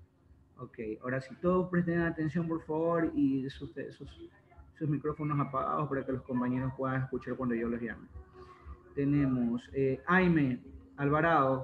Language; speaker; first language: Spanish; native; Spanish